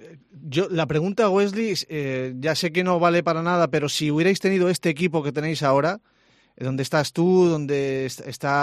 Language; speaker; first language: Spanish; native; Spanish